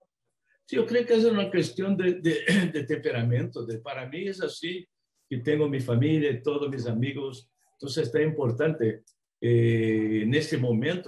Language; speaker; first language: Spanish; non-native, fluent; Portuguese